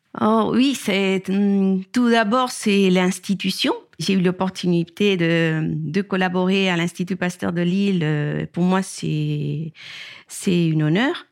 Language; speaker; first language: French; non-native, fluent; Spanish